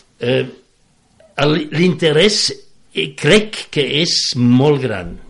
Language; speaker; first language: Catalan; non-native, fluent; French